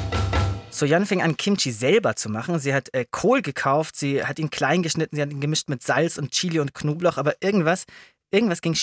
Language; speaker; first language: German; native; German